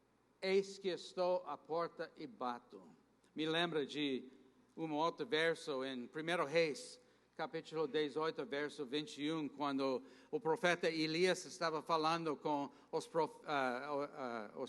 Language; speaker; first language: Portuguese; non-native, fluent; English